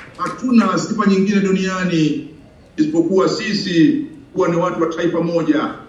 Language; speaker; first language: Swahili; native; Swahili